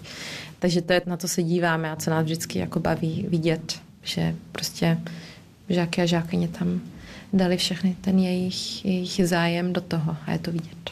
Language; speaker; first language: Czech; early bilingual, heritage; Czech